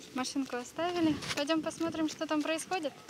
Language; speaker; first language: Russian; native; Russian